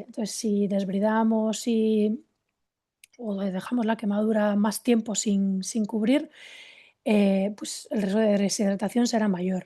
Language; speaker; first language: Spanish; native; Spanish